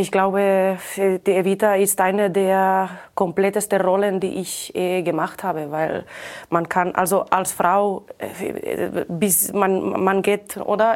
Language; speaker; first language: German; non-native, fluent; Catalan